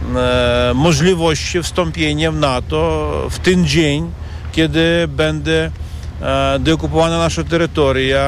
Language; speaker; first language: Polish; non-native, learner; Ukrainian